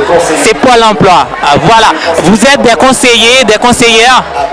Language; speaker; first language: French; native; French